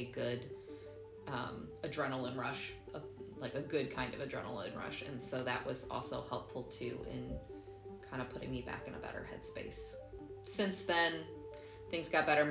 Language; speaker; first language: English; native; English